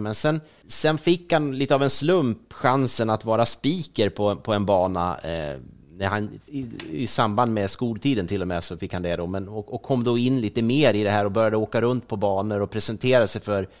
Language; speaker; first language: Swedish; native; Swedish